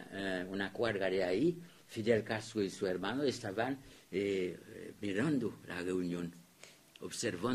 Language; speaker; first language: Spanish; non-native, fluent; French